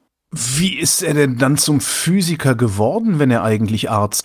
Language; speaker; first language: German; native; German